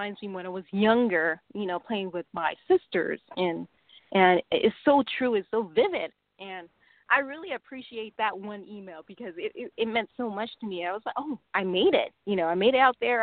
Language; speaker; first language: English; non-native, local second language; Cantonese